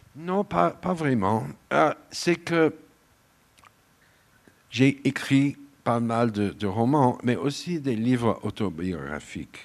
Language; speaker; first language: French; non-native, fluent; English